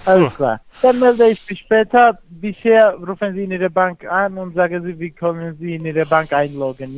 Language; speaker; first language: German; non-native, fluent; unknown